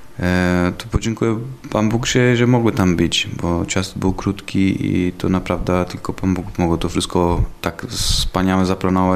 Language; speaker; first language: Polish; non-native, learner; Italian